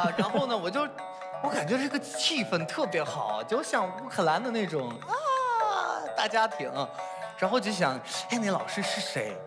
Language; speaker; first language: Chinese; non-native, fluent; Ukrainian